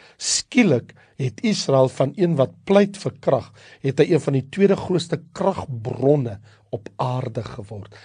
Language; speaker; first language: Afrikaans; native; Afrikaans